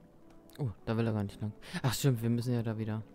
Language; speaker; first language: German; native; German